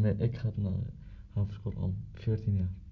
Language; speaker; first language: Dutch; non-native, learner; Arabic